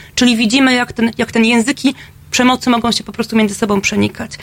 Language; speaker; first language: Polish; native; Polish